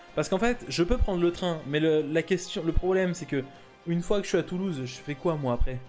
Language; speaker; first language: French; native; French